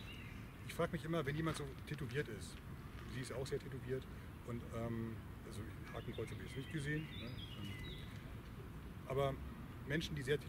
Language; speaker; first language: German; native; German